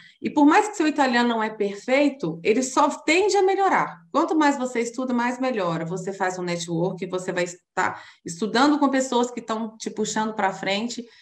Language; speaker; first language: Portuguese; native; Portuguese